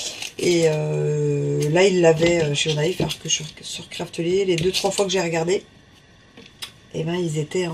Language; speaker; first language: French; native; French